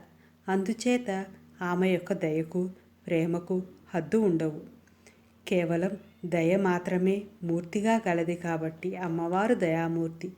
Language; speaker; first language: Telugu; native; Telugu